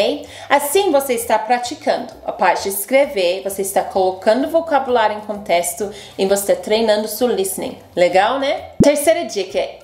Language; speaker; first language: Portuguese; non-native, fluent; English